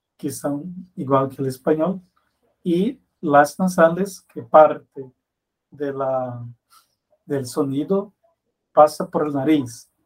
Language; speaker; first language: Spanish; non-native, fluent; Portuguese